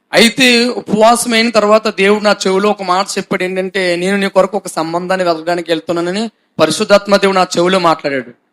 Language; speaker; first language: Telugu; non-native, fluent; Hindi